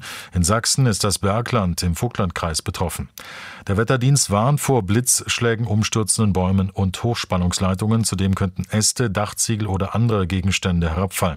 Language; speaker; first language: German; native; German